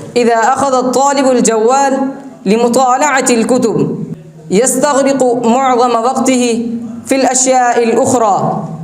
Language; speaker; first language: Arabic; non-native, learner; Urdu